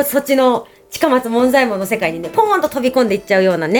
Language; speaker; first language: Japanese; native; Japanese